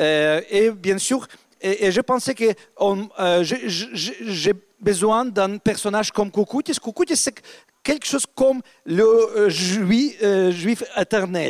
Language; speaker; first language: French; non-native, fluent; Russian